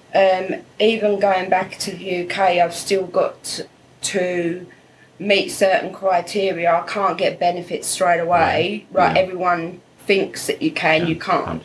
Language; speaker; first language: English; native; English